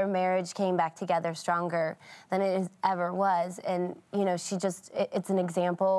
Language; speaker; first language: English; native; English